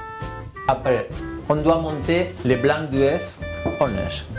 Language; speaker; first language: French; non-native, fluent; Spanish